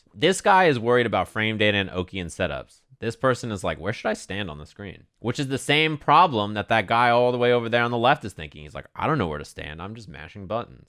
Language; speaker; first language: English; native; English